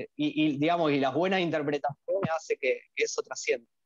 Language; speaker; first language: Spanish; native; Spanish